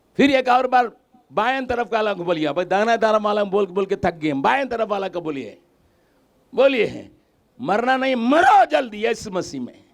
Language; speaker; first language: Hindi; non-native, local second language; Tamil